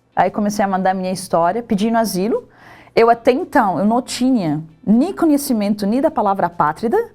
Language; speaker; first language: Portuguese; non-native, fluent; Arabic